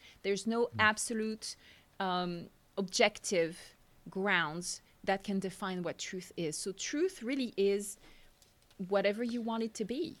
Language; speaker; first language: English; non-native, fluent; French